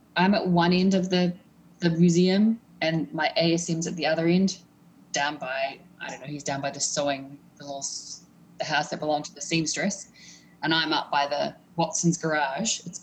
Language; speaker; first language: English; native; English